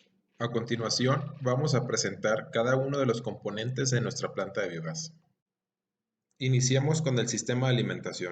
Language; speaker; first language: Spanish; native; Spanish